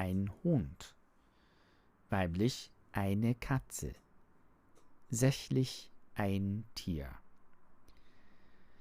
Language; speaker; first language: German; non-native, learner; English